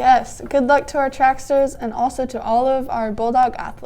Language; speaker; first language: English; native; English